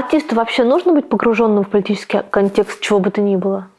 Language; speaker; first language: Russian; native; Russian